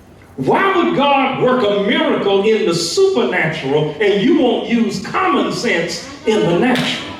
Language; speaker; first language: English; native; English